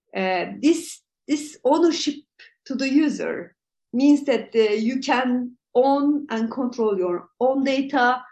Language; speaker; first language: English; non-native, fluent; Turkish